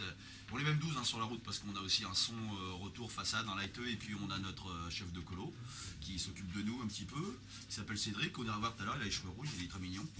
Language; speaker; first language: French; native; French